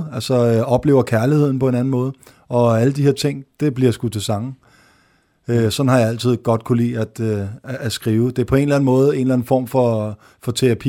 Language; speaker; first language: Danish; native; Danish